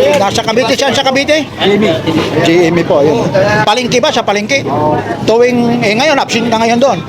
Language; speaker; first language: Filipino; non-native, local second language; Waray